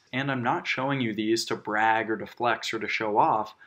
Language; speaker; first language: English; native; English